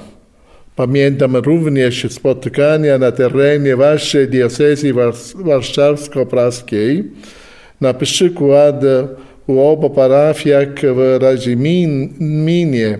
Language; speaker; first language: Polish; non-native, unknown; Italian